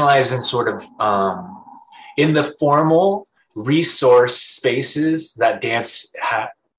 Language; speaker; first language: English; native; English